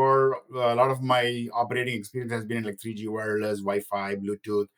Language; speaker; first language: English; non-native, local second language; Tamil